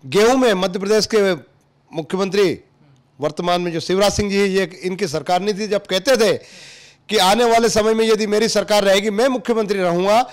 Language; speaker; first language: Hindi; native; Hindi